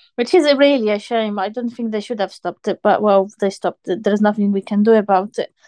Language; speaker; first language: English; non-native, fluent; Polish